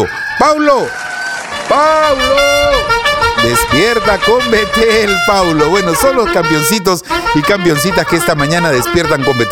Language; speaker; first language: Spanish; native; Spanish